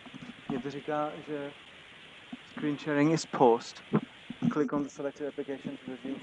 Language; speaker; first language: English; non-native, fluent; Czech